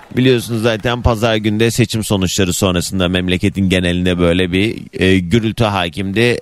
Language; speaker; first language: Turkish; native; Turkish